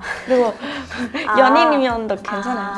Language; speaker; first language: Korean; non-native, learner; Thai